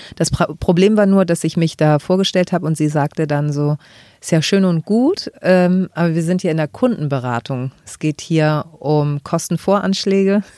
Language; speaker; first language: German; early bilingual, other home language; Greek